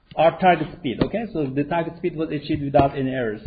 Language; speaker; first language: English; non-native, fluent; Turkish